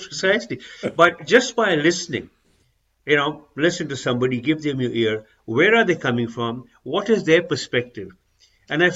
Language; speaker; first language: English; non-native, local second language; Urdu